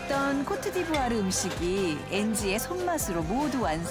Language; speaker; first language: Korean; native; Korean